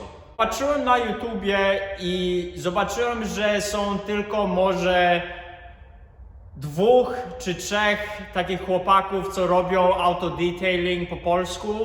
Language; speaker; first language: Polish; early bilingual, heritage; Polish